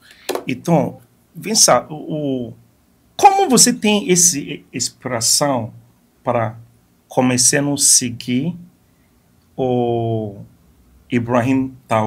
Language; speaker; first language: Portuguese; non-native, fluent; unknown